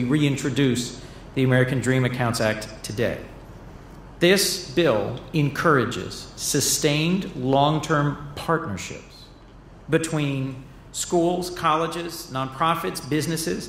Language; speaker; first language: English; native; English